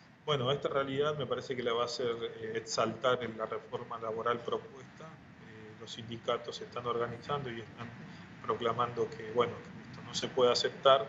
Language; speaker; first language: Spanish; native; Spanish